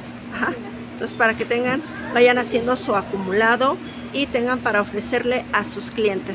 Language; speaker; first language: Spanish; native; Spanish